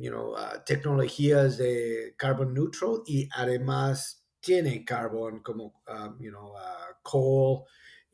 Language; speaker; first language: Spanish; non-native, fluent; English